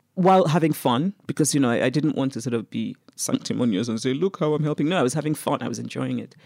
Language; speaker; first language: English; non-native, local second language; Igbo